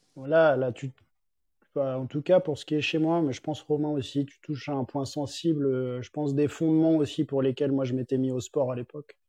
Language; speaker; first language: French; native; French